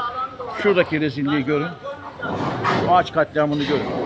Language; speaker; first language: Turkish; native; Turkish